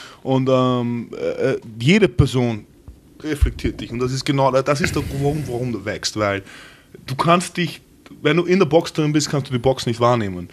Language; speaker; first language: German; native; German